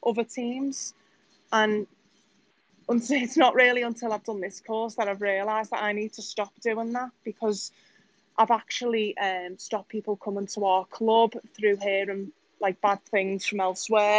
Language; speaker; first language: English; native; English